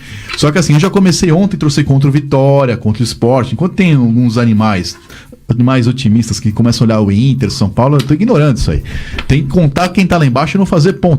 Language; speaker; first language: Portuguese; native; Portuguese